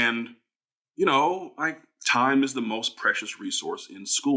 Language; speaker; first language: English; native; English